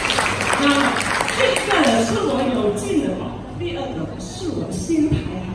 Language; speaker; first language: Chinese; early bilingual, heritage; Chinese